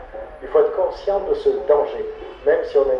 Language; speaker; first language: French; native; French